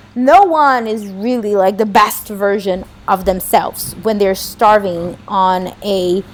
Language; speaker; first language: English; non-native, fluent; Portuguese